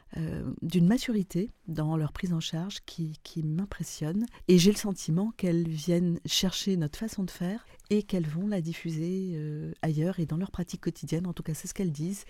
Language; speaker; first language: French; non-native, local second language; Arabic